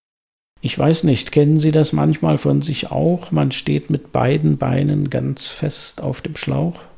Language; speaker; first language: German; native; German